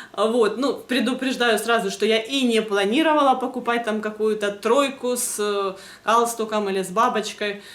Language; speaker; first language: Russian; native; Russian